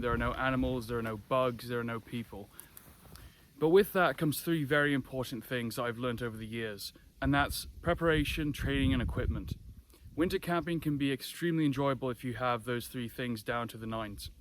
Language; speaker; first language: English; native; English